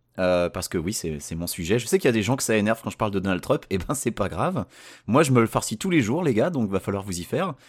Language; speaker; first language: French; native; French